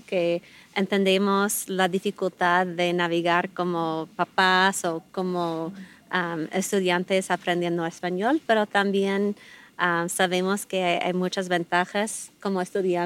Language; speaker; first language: Spanish; non-native, fluent; English